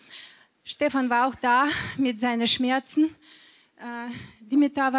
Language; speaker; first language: German; non-native, fluent; Russian